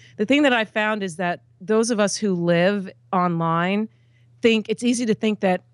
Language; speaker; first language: English; native; English